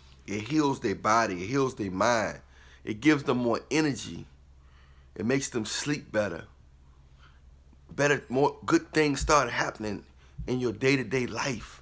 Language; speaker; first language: English; native; English